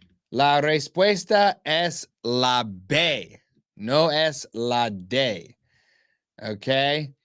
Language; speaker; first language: Spanish; non-native, learner; English